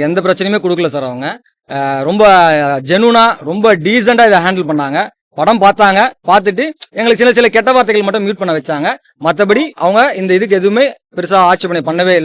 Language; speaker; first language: Tamil; native; Tamil